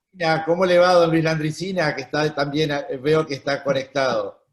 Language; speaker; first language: Spanish; native; Spanish